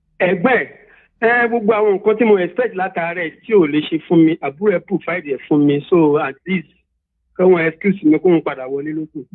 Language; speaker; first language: Yoruba; native; Yoruba